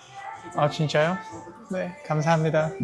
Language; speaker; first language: Korean; early bilingual, heritage; Korean